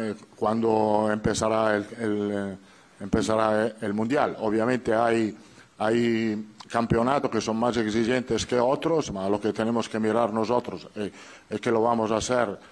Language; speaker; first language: Spanish; non-native, fluent; Italian